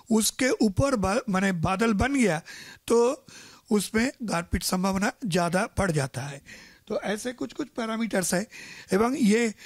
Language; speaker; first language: Hindi; non-native, local second language; Marathi